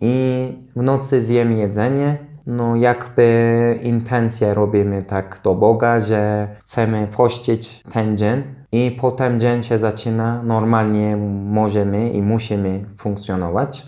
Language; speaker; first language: Polish; non-native, fluent; Turkish